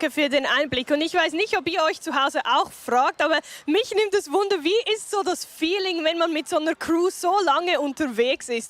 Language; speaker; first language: German; native; German